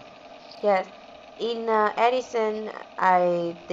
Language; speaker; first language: English; non-native, learner; Vietnamese